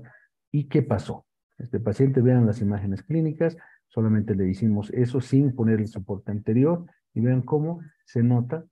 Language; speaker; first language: Spanish; native; Spanish